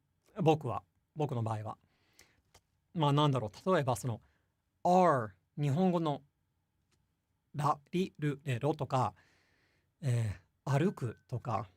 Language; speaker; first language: Japanese; non-native, fluent; English